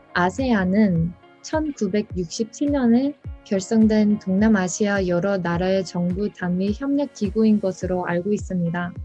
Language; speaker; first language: Korean; early bilingual, other home language; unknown